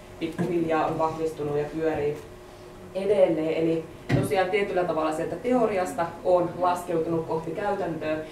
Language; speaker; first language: Finnish; native; Finnish